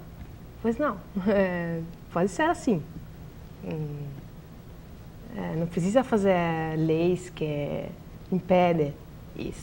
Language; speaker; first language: Portuguese; non-native, learner; Italian